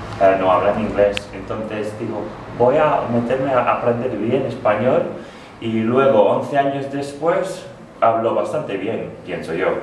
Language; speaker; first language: Spanish; non-native, fluent; English